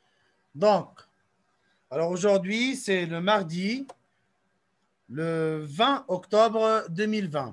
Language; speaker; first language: French; non-native, local second language; Arabic